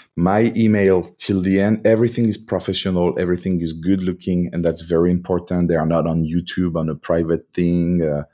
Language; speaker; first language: English; non-native, fluent; French